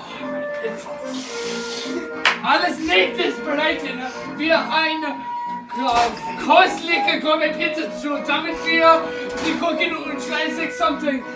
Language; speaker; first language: German; non-native, learner; English